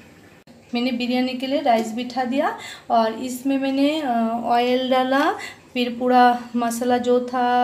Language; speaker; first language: Hindi; non-native, local second language; Bangla